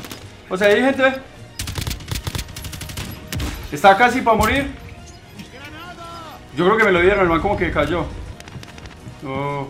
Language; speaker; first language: Spanish; native; Spanish